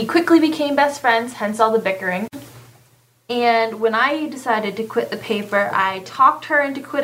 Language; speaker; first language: English; native; English